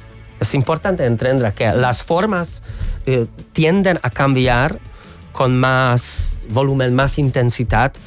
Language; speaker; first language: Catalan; non-native, fluent; Hungarian